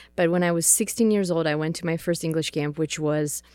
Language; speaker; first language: English; non-native, fluent; Czech